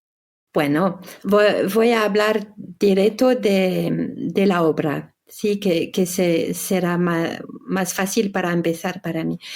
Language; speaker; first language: Spanish; non-native, fluent; French